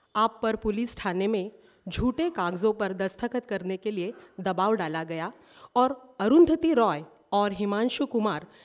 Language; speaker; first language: Hindi; non-native, local second language; Marathi